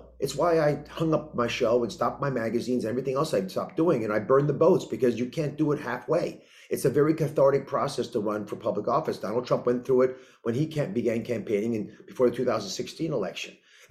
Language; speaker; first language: English; native; English